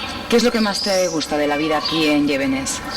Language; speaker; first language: Spanish; native; Spanish